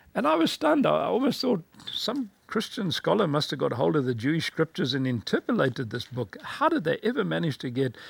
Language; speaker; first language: English; native; English